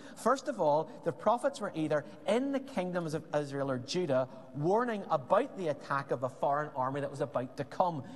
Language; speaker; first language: English; native; English